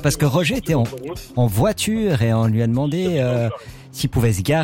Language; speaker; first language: French; native; French